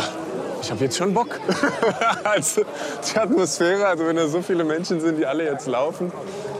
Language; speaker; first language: German; native; German